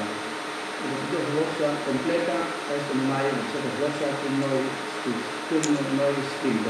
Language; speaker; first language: Romanian; non-native, learner; Greek